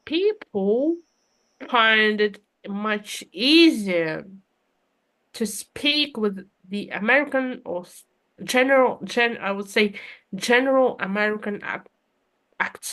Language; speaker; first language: English; non-native, fluent; Russian